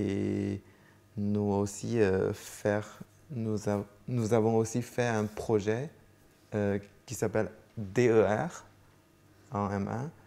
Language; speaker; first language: French; non-native, fluent; Chinese